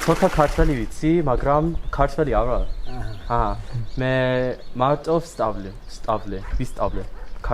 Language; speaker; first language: Georgian; non-native, learner; English